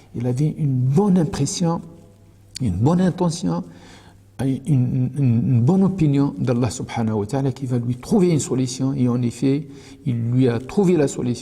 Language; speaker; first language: French; non-native, local second language; Arabic